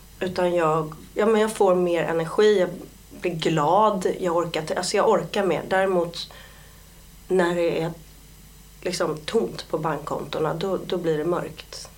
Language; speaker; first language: Swedish; early bilingual, other home language; Polish